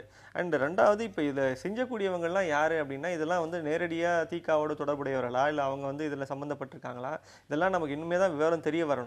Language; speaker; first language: Tamil; native; Tamil